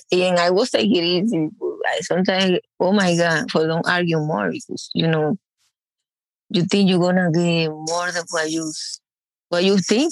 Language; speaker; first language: English; non-native, learner; Spanish